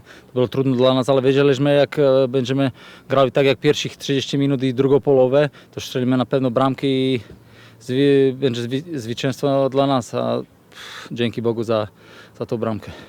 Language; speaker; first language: Polish; non-native, learner; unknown